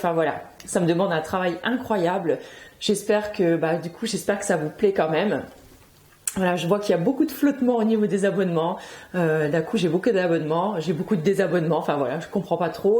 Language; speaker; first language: French; native; French